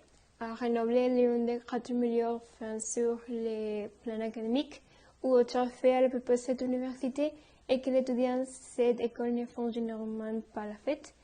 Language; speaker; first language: French; non-native, learner; Spanish